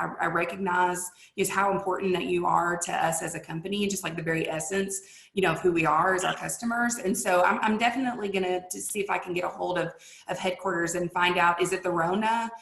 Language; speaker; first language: English; native; English